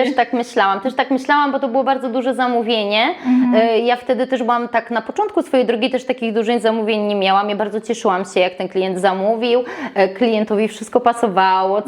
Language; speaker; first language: Polish; native; Polish